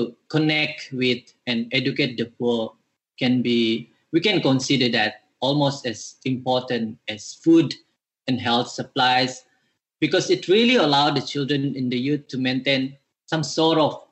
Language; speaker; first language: English; non-native, local second language; Malay